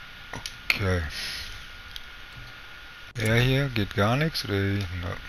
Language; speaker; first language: German; native; German